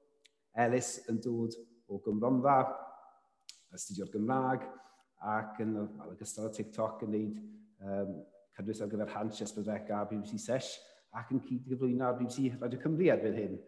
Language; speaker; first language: Welsh; native; Welsh